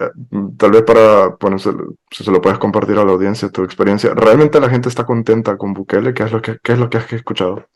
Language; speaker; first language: Spanish; native; Spanish